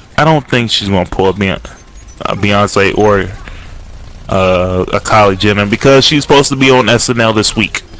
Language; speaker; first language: English; native; English